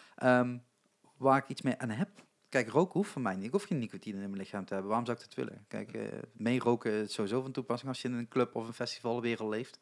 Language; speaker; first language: Dutch; native; Dutch